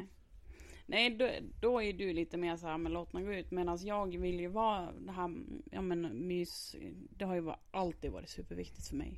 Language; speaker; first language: Swedish; native; Swedish